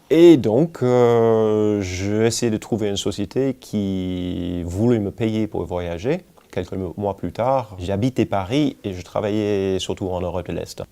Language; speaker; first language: French; non-native, fluent; English